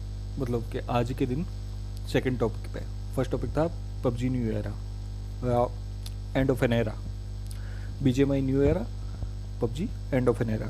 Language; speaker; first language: Hindi; native; Hindi